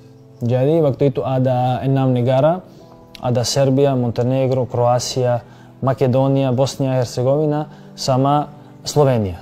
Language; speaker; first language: Indonesian; non-native, fluent; Serbian